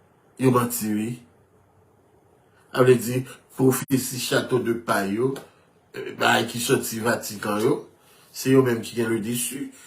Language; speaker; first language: French; non-native, local second language; Haitian Creole